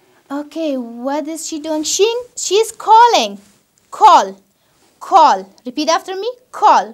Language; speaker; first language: English; non-native, fluent; Persian